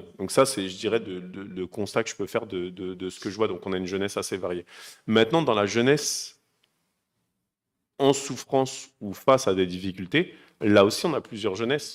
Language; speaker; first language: French; native; French